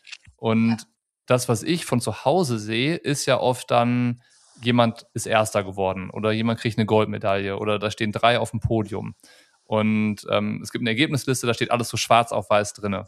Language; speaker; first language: German; native; German